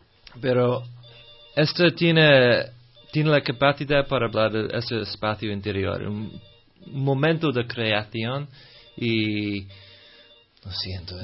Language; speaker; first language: Spanish; non-native, fluent; English